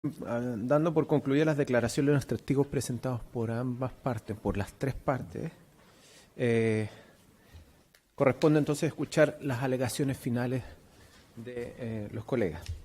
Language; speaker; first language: Spanish; native; Spanish